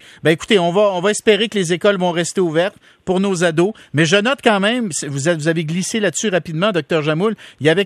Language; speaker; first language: French; native; French